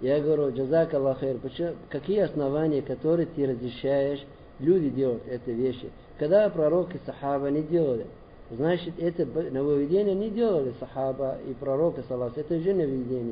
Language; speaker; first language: Russian; non-native, learner; Arabic